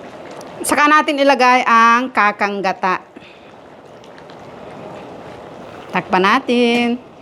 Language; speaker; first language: Filipino; non-native, local second language; Iloko